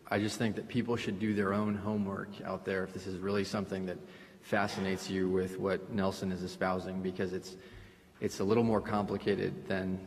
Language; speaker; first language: English; early bilingual, other home language; Spanish